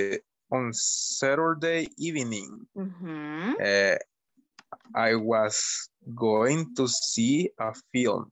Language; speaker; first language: English; non-native, learner; Spanish